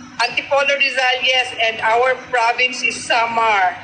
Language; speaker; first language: English; non-native, local second language; Filipino